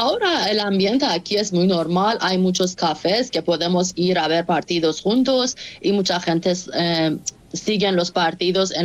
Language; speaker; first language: Spanish; non-native, fluent; Persian